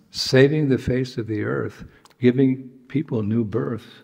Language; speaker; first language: English; native; English